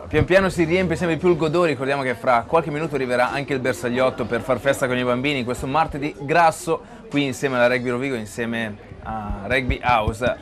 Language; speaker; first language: Italian; native; Italian